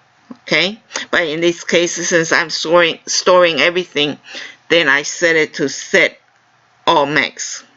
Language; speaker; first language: English; non-native, fluent; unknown